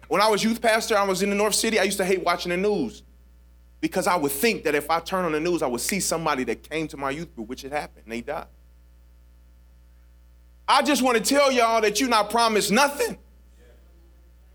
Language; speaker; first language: English; native; English